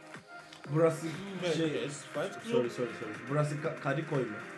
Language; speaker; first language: Turkish; non-native, learner; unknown